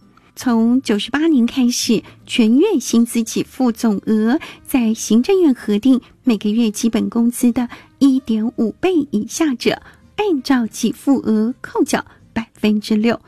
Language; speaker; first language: Chinese; native; Chinese